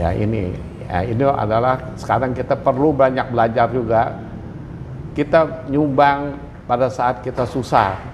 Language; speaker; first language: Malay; non-native, local second language; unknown